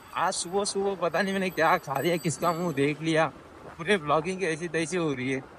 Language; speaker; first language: Hindi; non-native, local second language; Marathi